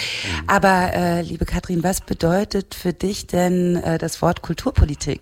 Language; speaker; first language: German; native; German